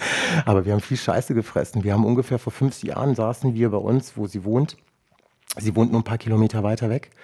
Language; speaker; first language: German; non-native, local second language; Romany